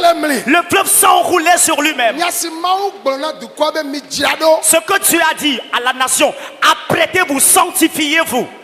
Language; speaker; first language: French; non-native, local second language; Ewe